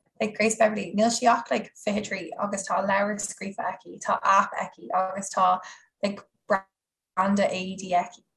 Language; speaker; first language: Irish; non-native, local second language; English